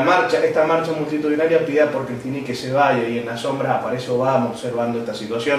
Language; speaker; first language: Spanish; native; Spanish